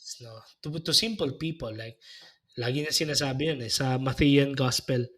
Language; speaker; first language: Filipino; native; Filipino